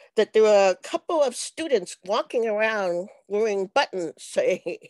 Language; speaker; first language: English; native; English